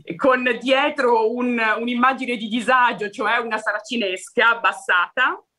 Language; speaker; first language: Italian; native; Italian